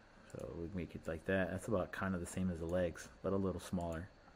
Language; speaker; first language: English; early bilingual, other home language; Spanish